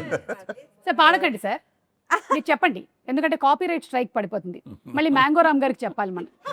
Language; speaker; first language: Telugu; native; Telugu